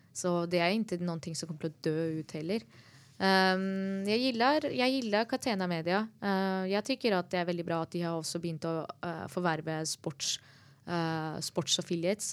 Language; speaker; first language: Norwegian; early bilingual, other home language; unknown